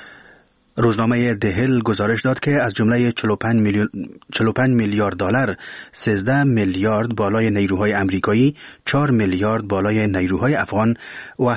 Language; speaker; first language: Persian; native; Persian